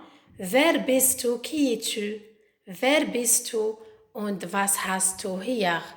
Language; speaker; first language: German; non-native, learner; Arabic